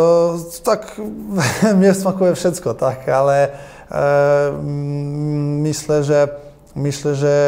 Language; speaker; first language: Polish; non-native, learner; Croatian